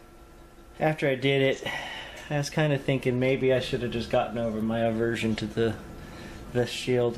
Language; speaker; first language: English; native; English